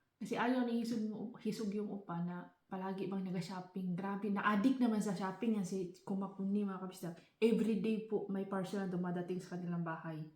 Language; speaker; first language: Filipino; non-native, local second language; Cebuano